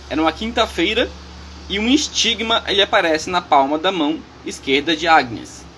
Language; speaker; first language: Portuguese; native; Portuguese